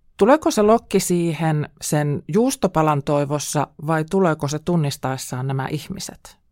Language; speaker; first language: Finnish; native; Finnish